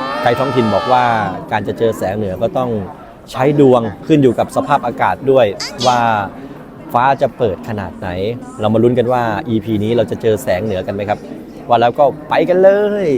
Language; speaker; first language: Thai; native; Thai